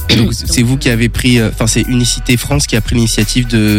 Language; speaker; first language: French; native; French